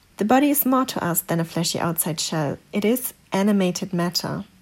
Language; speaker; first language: English; non-native, fluent; German